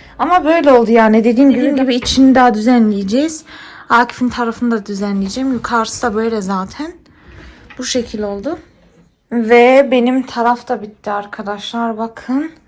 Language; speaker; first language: Turkish; early bilingual, heritage; Turkish